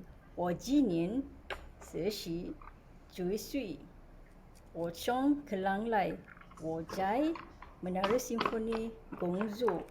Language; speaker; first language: Chinese; non-native, learner; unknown